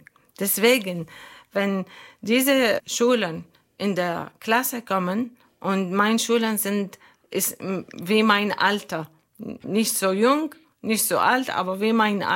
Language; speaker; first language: German; non-native, learner; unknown